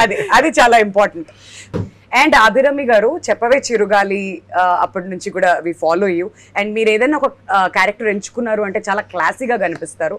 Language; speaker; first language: Telugu; native; Telugu